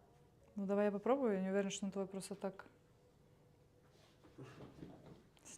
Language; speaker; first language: Russian; non-native, fluent; Estonian